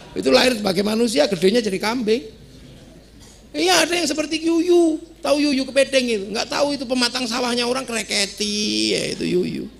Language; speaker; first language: Indonesian; non-native, local second language; Javanese